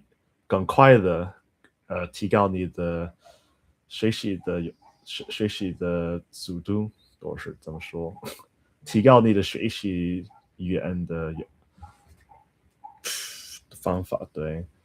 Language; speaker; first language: Chinese; non-native, learner; English